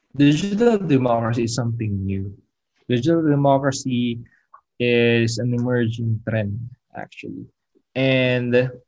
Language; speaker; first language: English; non-native, local second language; Filipino